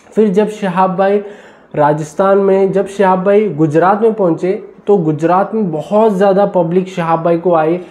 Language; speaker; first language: Hindi; non-native, local second language; Urdu